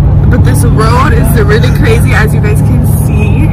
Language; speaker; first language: English; early bilingual, other home language; Spanish